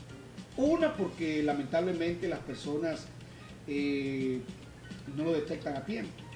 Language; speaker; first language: Spanish; native; Spanish